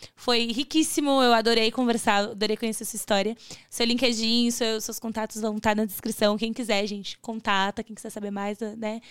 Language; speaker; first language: Portuguese; native; Portuguese